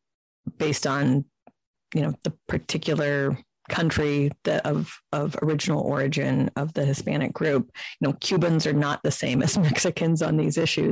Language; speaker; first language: English; native; English